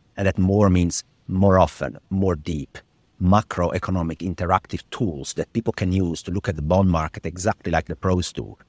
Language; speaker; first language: English; non-native, fluent; Italian